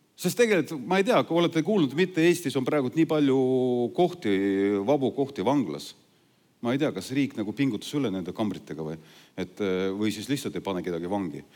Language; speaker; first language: Estonian; non-native, local second language; Russian